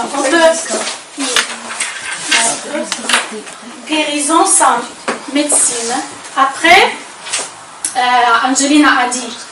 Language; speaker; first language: French; non-native, fluent; Ukrainian